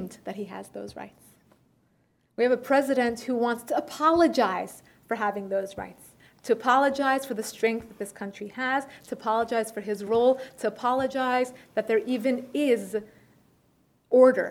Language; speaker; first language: English; early bilingual, other home language; Persian